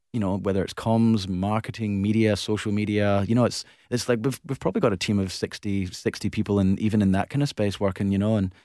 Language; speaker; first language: English; native; English